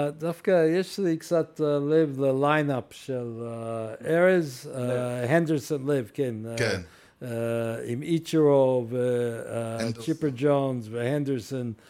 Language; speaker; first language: Hebrew; non-native, fluent; English